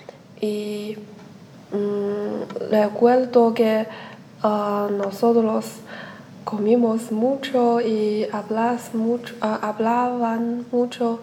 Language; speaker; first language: Spanish; non-native, learner; Chinese